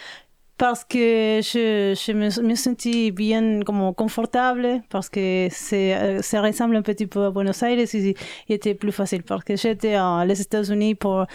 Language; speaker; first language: French; non-native, learner; Spanish